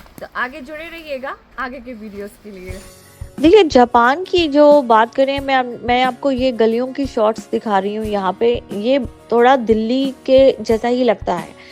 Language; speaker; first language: Hindi; native; Hindi